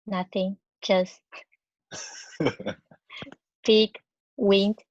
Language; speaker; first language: English; non-native, learner; Chinese